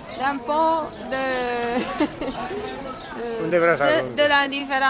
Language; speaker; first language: French; non-native, fluent; Romanian